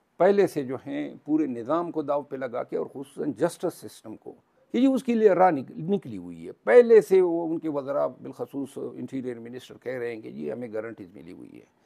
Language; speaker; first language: Urdu; non-native, local second language; Pashto